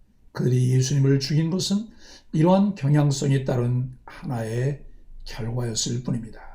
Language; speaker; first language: Korean; native; Korean